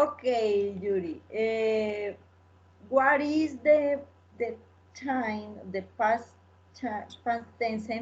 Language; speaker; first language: English; non-native, learner; Spanish